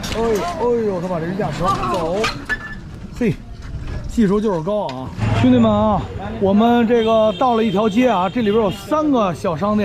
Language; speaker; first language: Chinese; native; Chinese